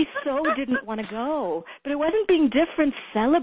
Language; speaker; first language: English; early bilingual, other home language; Hebrew